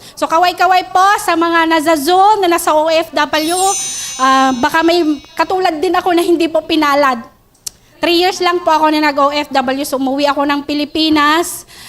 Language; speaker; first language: Filipino; non-native, local second language; Iloko